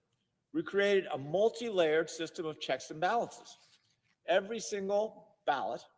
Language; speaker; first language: English; native; English